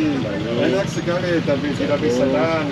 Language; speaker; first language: Indonesian; non-native, learner; German